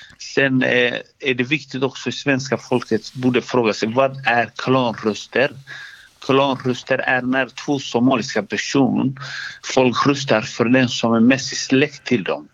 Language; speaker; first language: Swedish; early bilingual, other home language; Somali